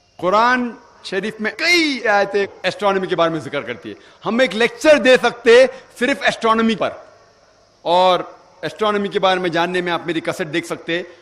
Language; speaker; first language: Urdu; non-native, local second language; Konkani